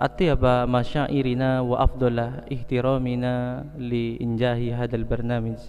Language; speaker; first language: Arabic; non-native, fluent; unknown